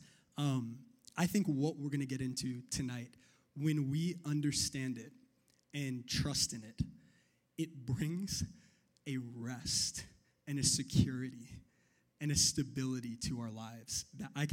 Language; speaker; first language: English; native; English